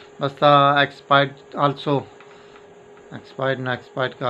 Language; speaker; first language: Filipino; non-native, learner; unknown